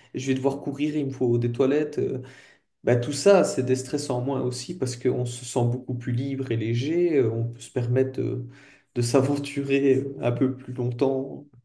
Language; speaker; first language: French; native; French